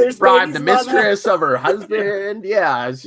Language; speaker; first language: English; native; English